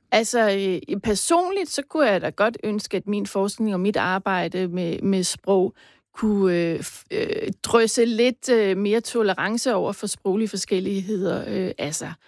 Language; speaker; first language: Danish; native; Danish